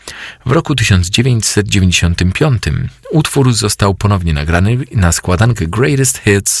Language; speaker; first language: Polish; native; Polish